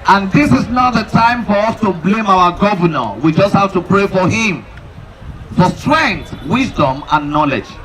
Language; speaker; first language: English; non-native, local second language; Yoruba